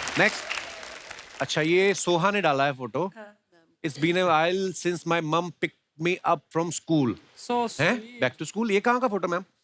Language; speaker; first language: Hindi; native; Hindi